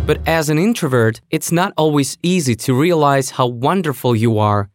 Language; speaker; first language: English; non-native, fluent; Russian